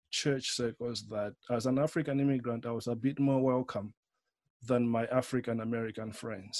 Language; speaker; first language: English; non-native, local second language; Nyanja